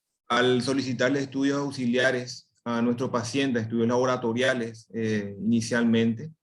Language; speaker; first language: Spanish; native; Spanish